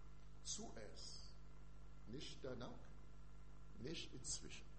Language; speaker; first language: German; non-native, learner; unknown